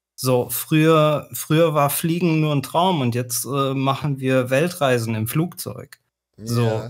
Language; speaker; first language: German; native; German